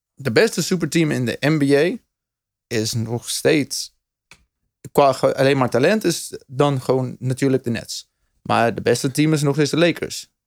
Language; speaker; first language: Dutch; non-native, fluent; English